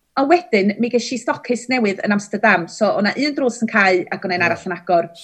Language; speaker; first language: Welsh; native; Welsh